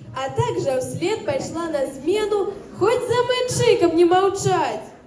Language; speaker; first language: Belarusian; non-native, local second language; Russian